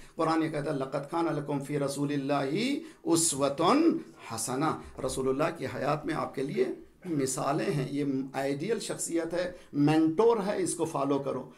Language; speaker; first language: Urdu; native; Urdu